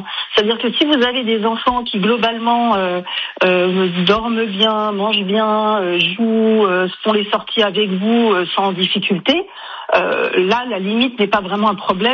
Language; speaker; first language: French; native; French